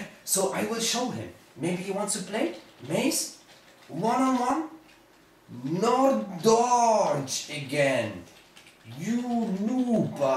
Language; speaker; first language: English; non-native, learner; German